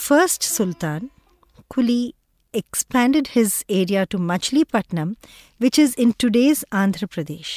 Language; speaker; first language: English; non-native, local second language; Telugu